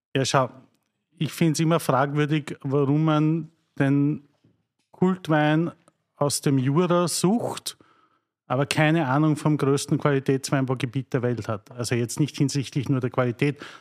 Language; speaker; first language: German; native; German